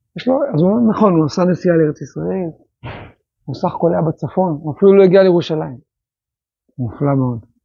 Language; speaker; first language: Hebrew; native; Hebrew